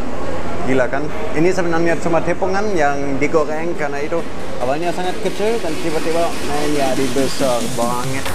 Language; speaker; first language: Indonesian; non-native, fluent; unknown